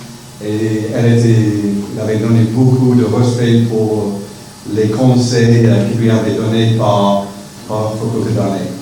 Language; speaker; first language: French; non-native, fluent; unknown